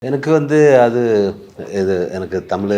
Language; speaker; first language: Tamil; non-native, learner; Malayalam